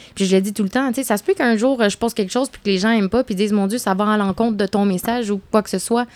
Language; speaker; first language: French; native; French